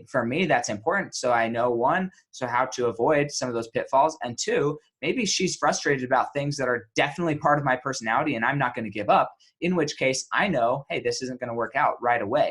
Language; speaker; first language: English; native; English